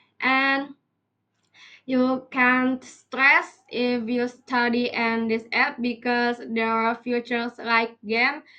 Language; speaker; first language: English; non-native, learner; Indonesian